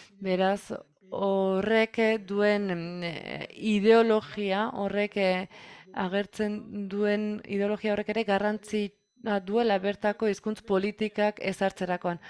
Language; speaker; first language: Basque; non-native, fluent; French